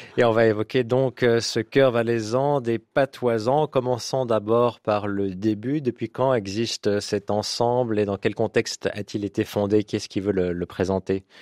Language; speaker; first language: French; native; French